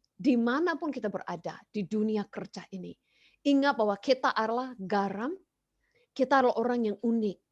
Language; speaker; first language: Indonesian; non-native, fluent; English